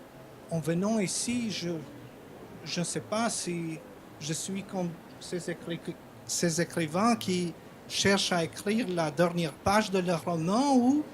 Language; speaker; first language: French; non-native, fluent; Albanian